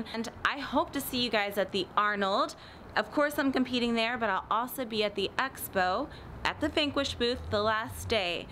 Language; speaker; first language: English; native; English